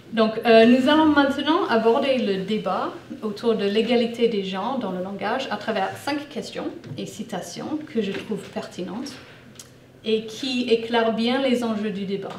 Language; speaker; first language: French; non-native, fluent; English